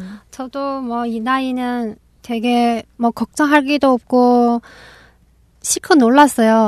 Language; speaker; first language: Korean; non-native, learner; Chinese